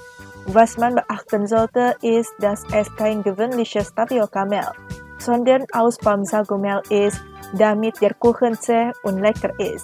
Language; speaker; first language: German; non-native, fluent; Indonesian